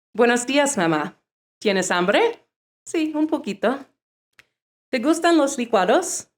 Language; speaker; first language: Spanish; early bilingual, other home language; English